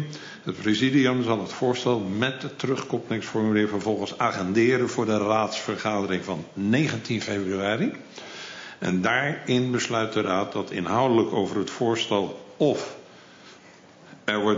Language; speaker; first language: Dutch; native; Dutch